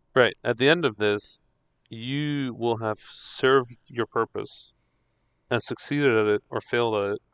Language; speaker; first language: English; non-native, fluent; Dutch